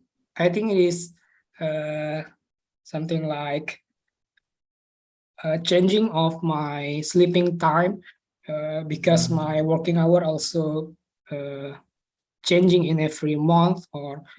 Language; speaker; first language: English; non-native, learner; Indonesian